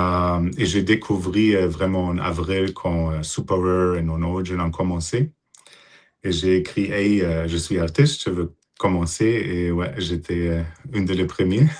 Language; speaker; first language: French; non-native, fluent; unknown